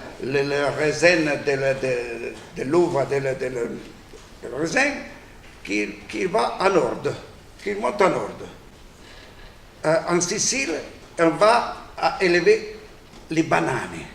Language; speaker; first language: French; non-native, fluent; Italian